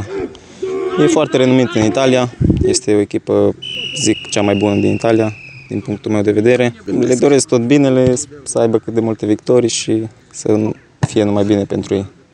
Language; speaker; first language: Romanian; early bilingual, heritage; Romanian